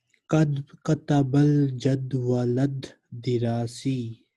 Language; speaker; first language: Arabic; non-native, fluent; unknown